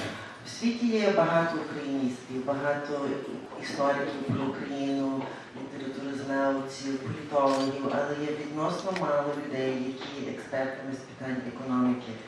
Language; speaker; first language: Ukrainian; early bilingual, heritage; Ukrainian